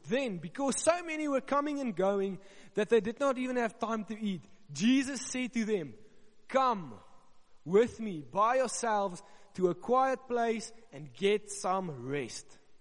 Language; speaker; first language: English; non-native, local second language; Afrikaans